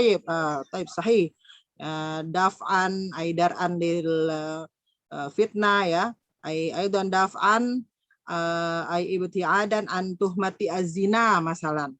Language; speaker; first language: Arabic; non-native, fluent; Indonesian